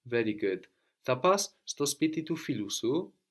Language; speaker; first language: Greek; non-native, fluent; English